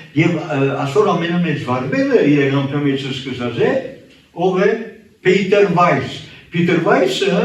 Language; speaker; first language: Armenian; early bilingual, heritage; Armenian